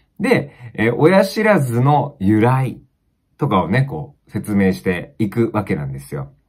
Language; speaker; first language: Japanese; native; Japanese